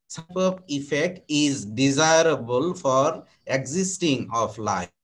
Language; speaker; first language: English; non-native, local second language; Bangla